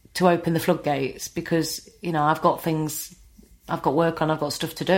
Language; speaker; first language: English; native; English